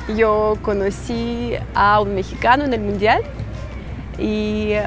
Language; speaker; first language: Spanish; non-native, fluent; Russian